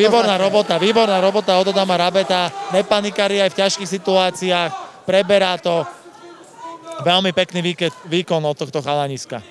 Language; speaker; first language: Slovak; native; Slovak